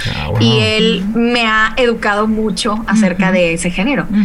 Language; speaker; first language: Spanish; native; Spanish